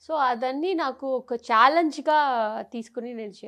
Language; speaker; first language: Telugu; non-native, fluent; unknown